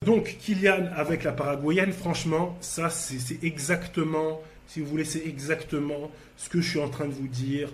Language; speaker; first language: French; native; French